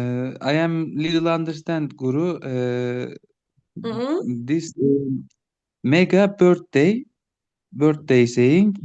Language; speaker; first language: English; non-native, learner; Turkish